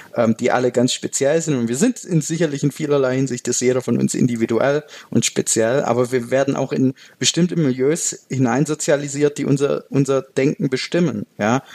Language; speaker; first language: German; native; German